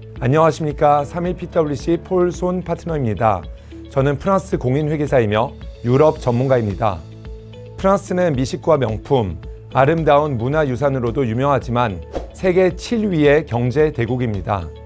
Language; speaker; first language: Korean; early bilingual, heritage; Korean